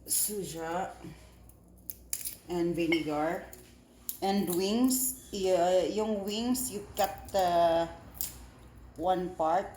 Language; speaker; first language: English; non-native, local second language; Cebuano